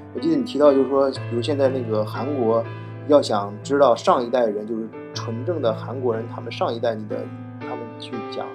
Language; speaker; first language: Chinese; non-native, fluent; Korean